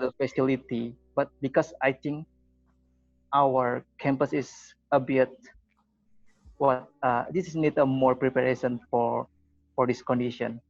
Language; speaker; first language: English; non-native, learner; Indonesian